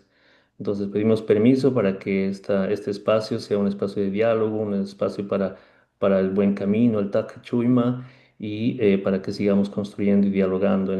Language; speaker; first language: Spanish; native; Spanish